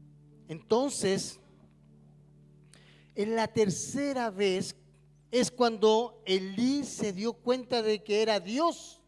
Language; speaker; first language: Spanish; native; Spanish